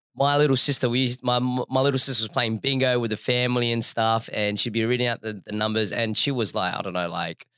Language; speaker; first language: English; native; English